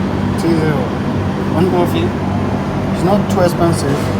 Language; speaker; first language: English; non-native, learner; French